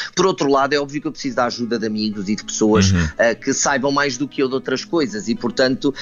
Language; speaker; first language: Portuguese; native; Portuguese